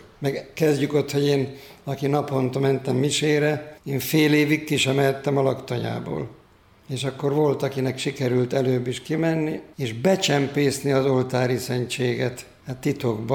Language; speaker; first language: Hungarian; native; Hungarian